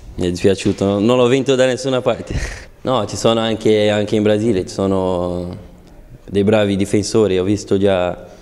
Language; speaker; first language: Italian; non-native, fluent; Portuguese